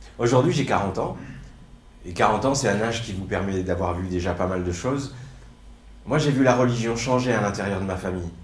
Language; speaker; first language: French; early bilingual, other home language; Riffian